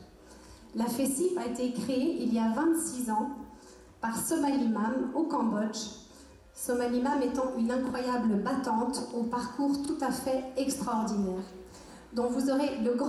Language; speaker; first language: French; native; French